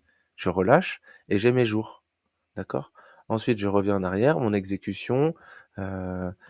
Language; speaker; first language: French; native; French